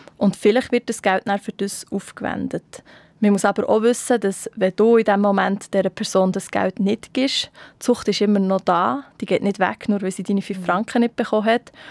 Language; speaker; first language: German; native; German